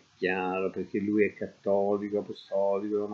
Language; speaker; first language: Italian; native; Italian